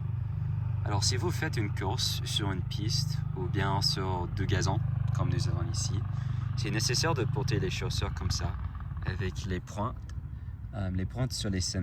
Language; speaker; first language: French; non-native, fluent; English